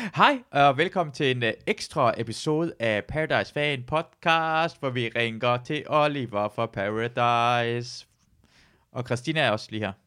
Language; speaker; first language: Danish; early bilingual, other home language; Persian